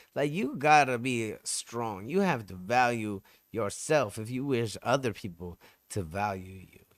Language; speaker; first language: English; native; English